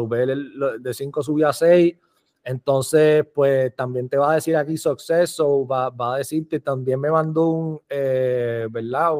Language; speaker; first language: Spanish; native; Spanish